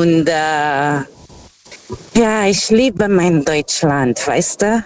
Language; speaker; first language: German; non-native, fluent; Portuguese